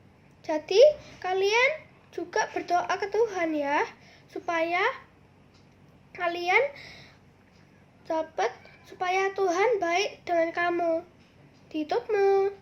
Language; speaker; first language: Indonesian; early bilingual, other home language; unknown